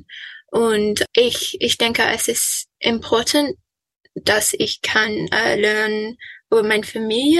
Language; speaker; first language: German; non-native, learner; English